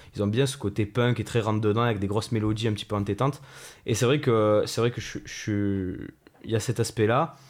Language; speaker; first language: French; native; French